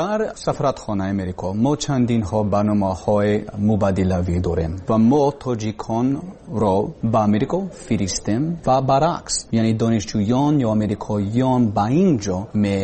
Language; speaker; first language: Persian; non-native, learner; English